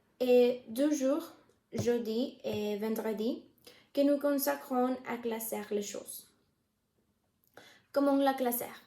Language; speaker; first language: French; non-native, learner; Spanish